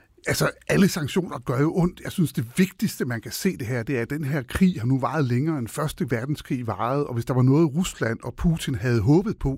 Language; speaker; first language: Danish; native; Danish